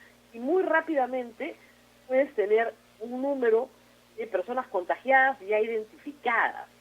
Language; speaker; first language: Spanish; native; Spanish